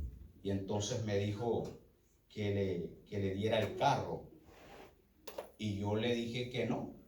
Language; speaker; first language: Spanish; native; Spanish